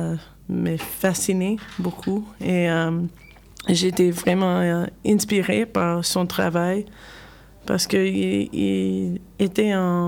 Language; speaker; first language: French; non-native, learner; English